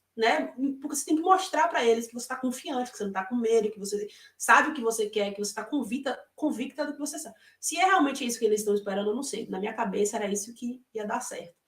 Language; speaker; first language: Portuguese; native; Portuguese